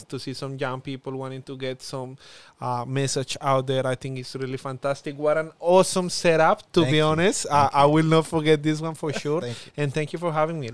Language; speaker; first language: English; non-native, fluent; Spanish